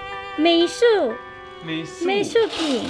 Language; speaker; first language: Chinese; non-native, learner; Japanese